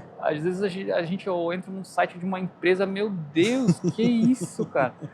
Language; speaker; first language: Portuguese; native; Portuguese